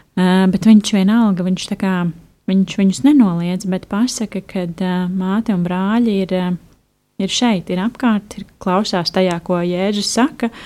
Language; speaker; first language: Latvian; native; Latvian